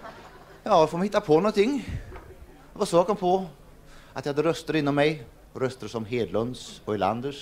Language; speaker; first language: Swedish; native; Swedish